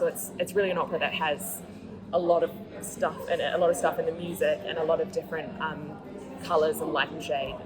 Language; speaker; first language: English; native; English